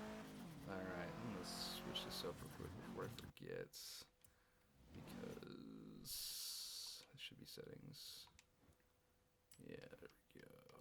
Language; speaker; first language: English; native; English